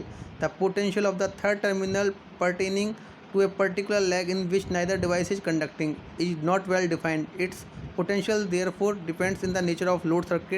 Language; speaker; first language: English; non-native, local second language; Hindi